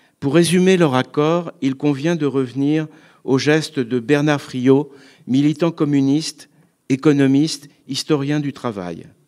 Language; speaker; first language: French; native; French